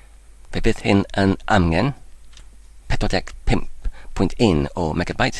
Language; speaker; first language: Welsh; non-native, learner; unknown